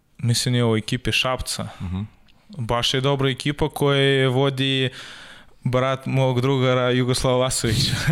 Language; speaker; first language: Serbian; non-native, learner; Russian